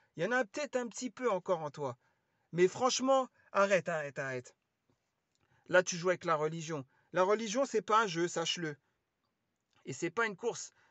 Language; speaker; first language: French; early bilingual, other home language; Lingala